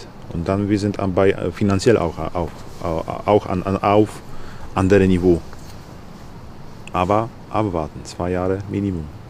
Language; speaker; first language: German; non-native, learner; Polish